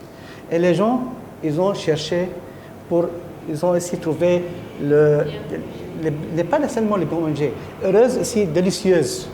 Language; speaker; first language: French; non-native, learner; Arabic